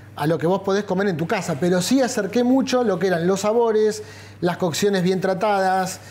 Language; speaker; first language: Spanish; native; Spanish